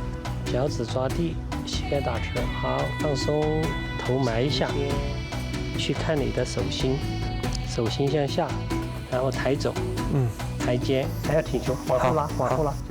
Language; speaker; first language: Chinese; native; Chinese